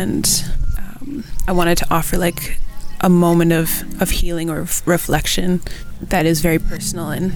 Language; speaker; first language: English; native; English